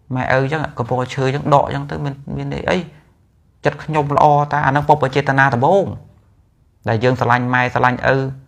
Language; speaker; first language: Khmer; native; Khmer